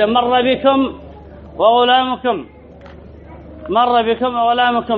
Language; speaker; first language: Arabic; native; Arabic